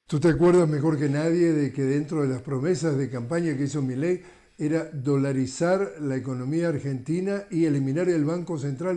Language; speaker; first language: Spanish; native; Spanish